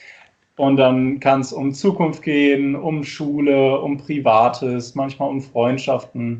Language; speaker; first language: German; native; German